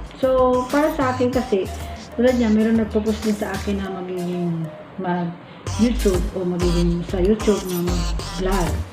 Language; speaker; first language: Filipino; non-native, local second language; Cebuano